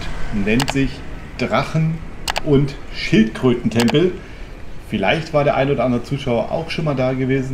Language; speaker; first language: German; native; German